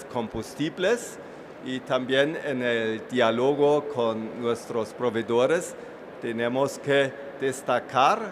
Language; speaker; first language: Spanish; non-native, fluent; German